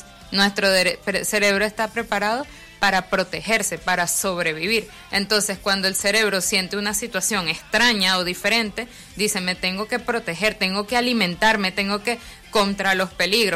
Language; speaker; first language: Spanish; native; Spanish